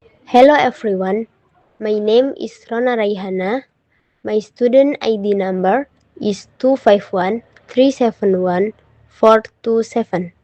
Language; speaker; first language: English; non-native, learner; Indonesian